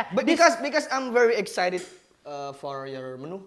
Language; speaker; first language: English; non-native, learner; Indonesian